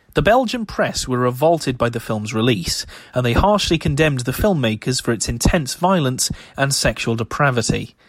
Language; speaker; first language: English; native; English